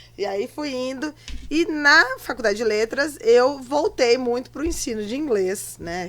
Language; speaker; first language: Portuguese; native; Portuguese